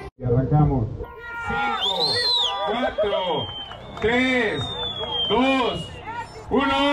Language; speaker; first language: Spanish; native; Spanish